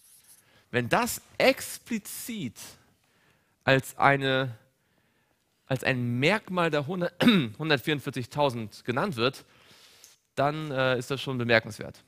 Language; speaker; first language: German; native; German